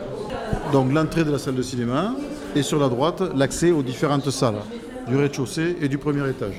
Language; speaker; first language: French; native; French